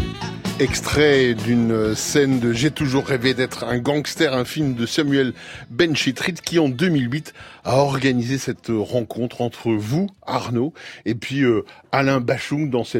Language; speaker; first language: French; native; French